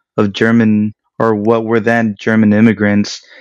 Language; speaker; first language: English; early bilingual, other home language; Spanish